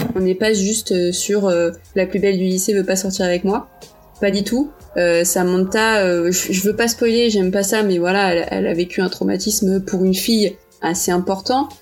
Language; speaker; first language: French; early bilingual, heritage; Portuguese